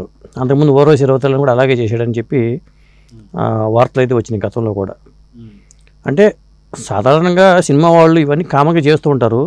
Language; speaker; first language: Telugu; native; Telugu